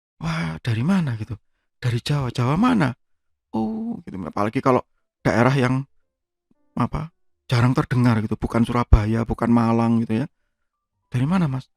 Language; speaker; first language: Indonesian; native; Indonesian